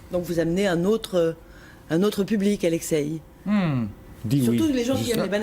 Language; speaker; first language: French; native; French